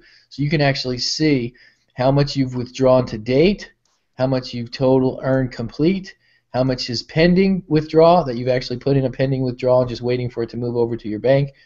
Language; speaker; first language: English; native; English